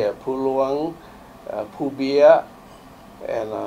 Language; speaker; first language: English; non-native, learner; Lao